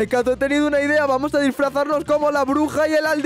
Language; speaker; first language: Spanish; native; Spanish